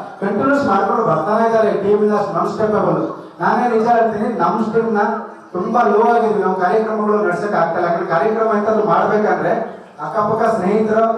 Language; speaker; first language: Kannada; non-native, local second language; Telugu